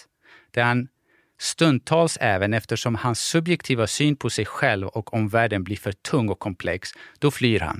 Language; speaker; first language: Swedish; early bilingual, other home language; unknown